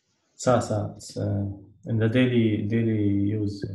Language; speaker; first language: English; non-native, learner; Arabic